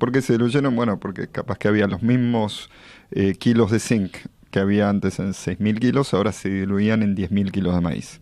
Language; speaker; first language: Spanish; native; Spanish